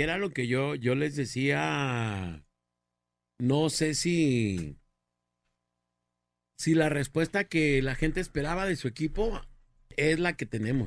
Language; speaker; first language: Spanish; native; Spanish